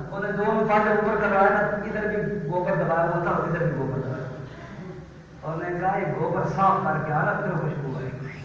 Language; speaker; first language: Urdu; non-native, local second language; Punjabi